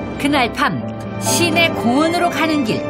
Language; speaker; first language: Korean; native; Korean